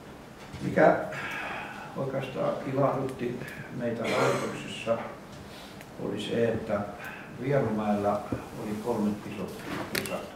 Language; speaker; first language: Finnish; native; Finnish